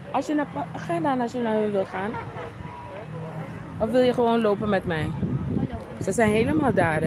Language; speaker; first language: Dutch; early bilingual, other home language; Papiamento